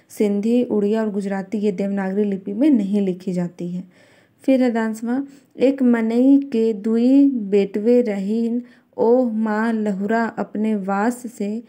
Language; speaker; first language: Hindi; native; Hindi